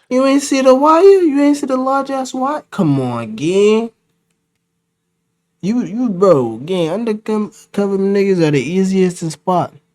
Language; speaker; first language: English; native; English